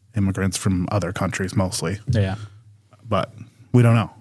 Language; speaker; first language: English; native; English